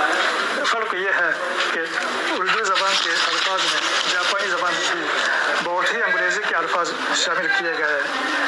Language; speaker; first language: Hindi; non-native, fluent; Japanese